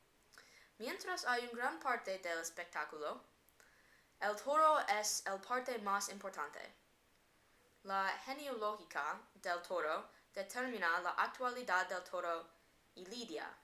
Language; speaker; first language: Spanish; non-native, learner; English